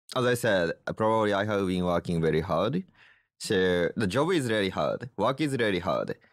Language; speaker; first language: English; non-native, fluent; Japanese